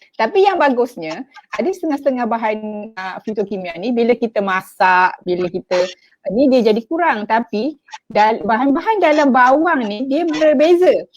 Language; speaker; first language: Malay; native; Malay